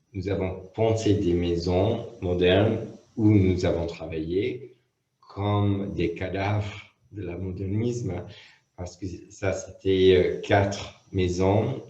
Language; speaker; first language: French; non-native, fluent; English